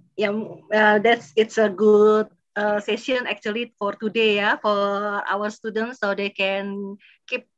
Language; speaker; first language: English; non-native, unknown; Indonesian